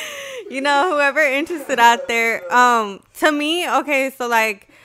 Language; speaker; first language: English; native; English